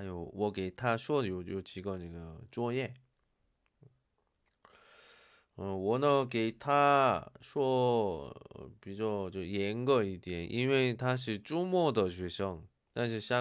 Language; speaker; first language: Chinese; non-native, learner; Korean